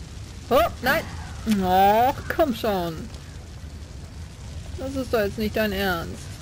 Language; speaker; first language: German; native; German